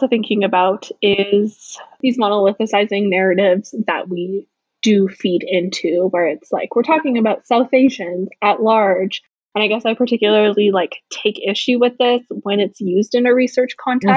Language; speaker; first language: English; native; English